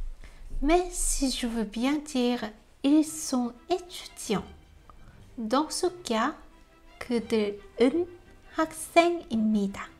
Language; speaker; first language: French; non-native, fluent; Korean